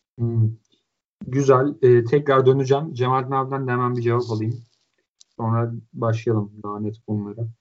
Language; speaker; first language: Turkish; native; Turkish